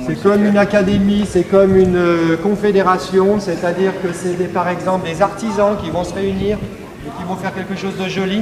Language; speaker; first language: French; native; French